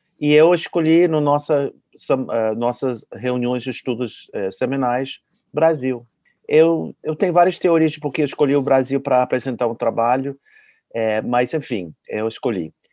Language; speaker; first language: Portuguese; non-native, fluent; English